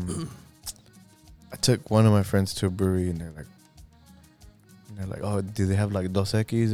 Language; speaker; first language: English; native; English